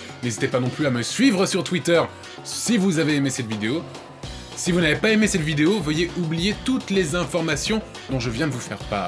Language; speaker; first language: French; native; French